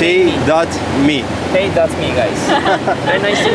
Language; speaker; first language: English; non-native, learner; Turkish